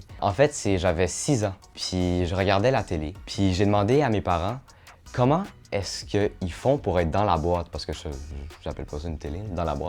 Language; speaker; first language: French; native; French